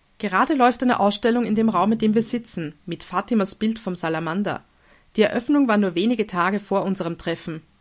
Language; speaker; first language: German; native; German